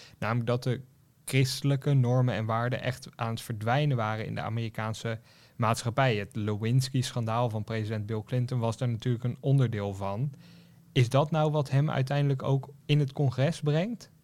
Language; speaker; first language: Dutch; native; Dutch